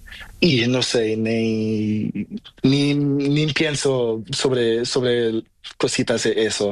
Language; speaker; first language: Spanish; non-native, learner; Portuguese